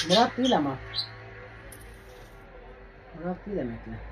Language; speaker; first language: Turkish; native; Turkish